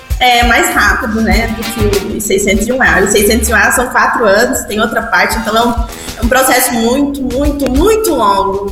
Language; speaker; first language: Portuguese; early bilingual, heritage; Portuguese